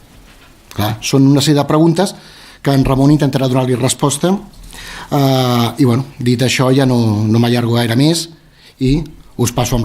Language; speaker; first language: Catalan; native; Catalan